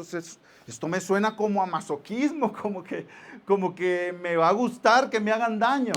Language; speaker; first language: Spanish; native; Spanish